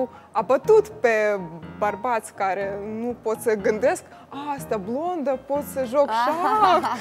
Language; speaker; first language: Romanian; non-native, learner; Russian